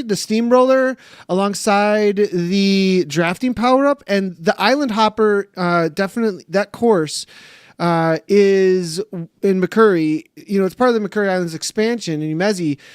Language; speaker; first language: English; native; English